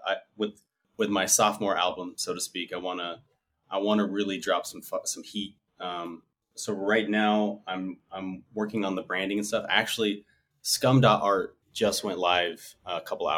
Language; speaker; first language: English; native; English